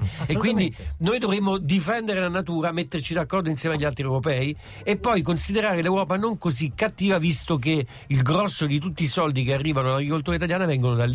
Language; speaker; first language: Italian; native; Italian